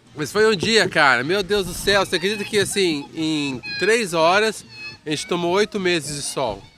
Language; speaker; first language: Portuguese; native; Portuguese